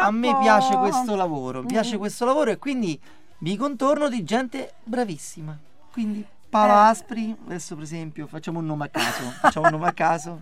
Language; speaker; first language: Italian; native; Italian